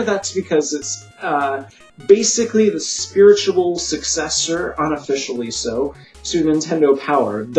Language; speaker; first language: English; native; English